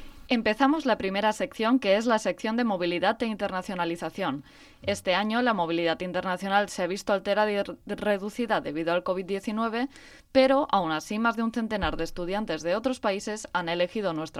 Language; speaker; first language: Spanish; native; Spanish